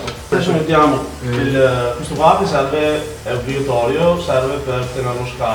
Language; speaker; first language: Italian; native; Italian